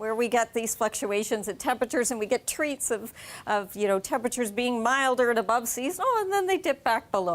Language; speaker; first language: English; native; English